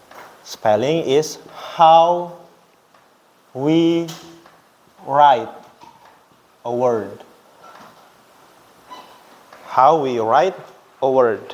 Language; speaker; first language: English; non-native, learner; Indonesian